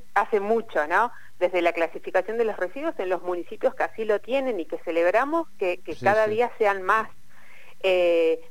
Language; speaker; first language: Spanish; native; Spanish